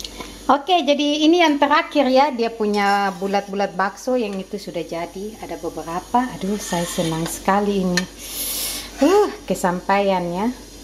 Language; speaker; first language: Indonesian; non-native, local second language; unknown